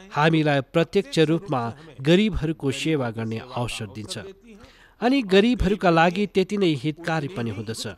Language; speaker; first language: Nepali; native; Nepali